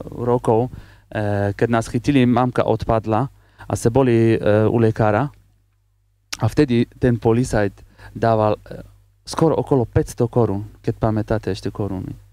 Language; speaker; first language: Slovak; non-native, learner; Persian